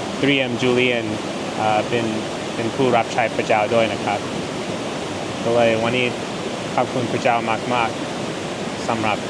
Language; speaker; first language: Thai; non-native, fluent; English